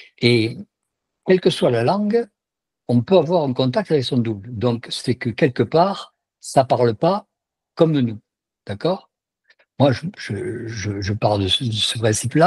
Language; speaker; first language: French; native; French